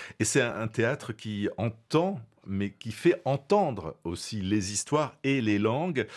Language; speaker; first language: French; native; French